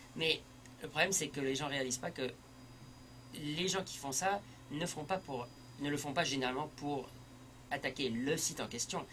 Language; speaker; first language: French; early bilingual, heritage; French